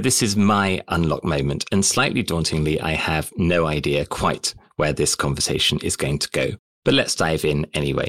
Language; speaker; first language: English; native; English